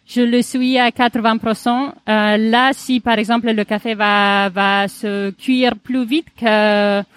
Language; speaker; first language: French; non-native, fluent; Romanian